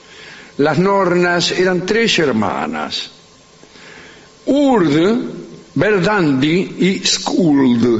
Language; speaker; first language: Spanish; native; Spanish